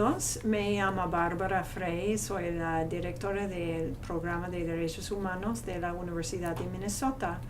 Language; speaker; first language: Spanish; non-native, fluent; English